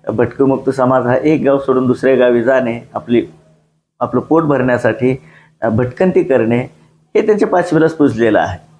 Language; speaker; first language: Marathi; non-native, local second language; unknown